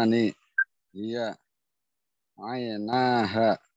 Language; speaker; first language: Arabic; non-native, learner; Indonesian